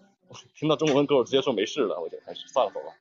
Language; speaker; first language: Chinese; native; Chinese